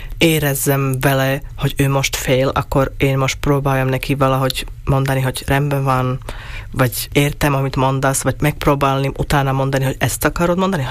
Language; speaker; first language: Hungarian; non-native, local second language; Slovak